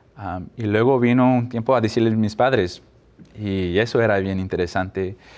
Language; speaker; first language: Spanish; early bilingual, heritage; Spanish